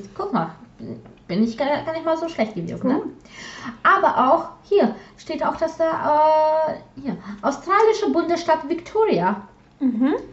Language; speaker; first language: German; early bilingual, other home language; Polish